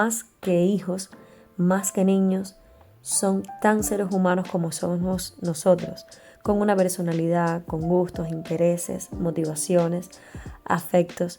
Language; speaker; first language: Spanish; native; Spanish